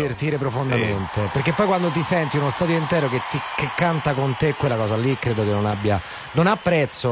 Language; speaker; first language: Italian; native; Italian